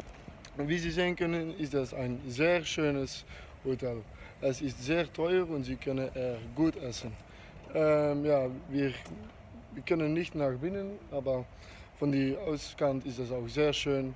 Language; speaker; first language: German; non-native, learner; Dutch